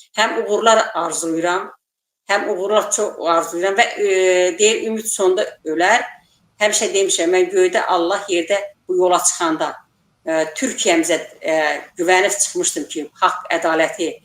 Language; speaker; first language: Azerbaijani; native; Azerbaijani